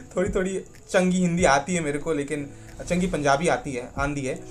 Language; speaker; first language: Hindi; non-native, local second language; Bangla